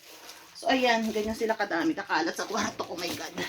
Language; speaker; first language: Filipino; native; Filipino